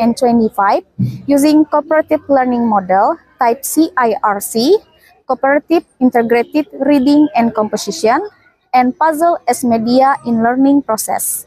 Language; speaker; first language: English; non-native, learner; Indonesian